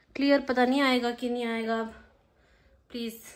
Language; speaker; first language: Hindi; native; Hindi